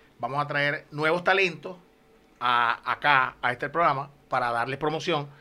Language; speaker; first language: Spanish; native; Spanish